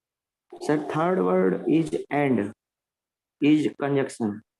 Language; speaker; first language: English; non-native, learner; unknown